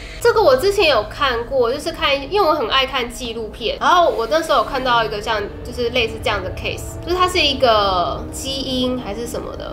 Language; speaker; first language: Chinese; native; Chinese